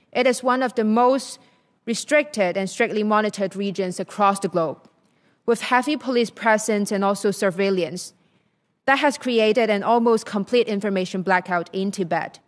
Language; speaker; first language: English; non-native, local second language; Cantonese